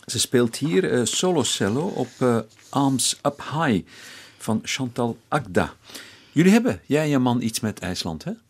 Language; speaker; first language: Dutch; native; Dutch